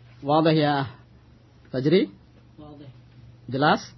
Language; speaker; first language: Arabic; non-native, fluent; Indonesian